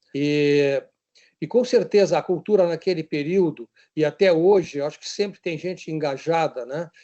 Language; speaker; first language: Portuguese; native; Portuguese